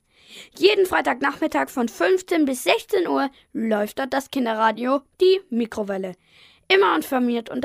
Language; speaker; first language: German; native; German